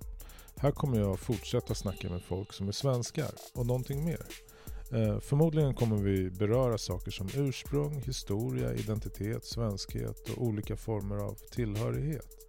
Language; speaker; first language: Swedish; native; Swedish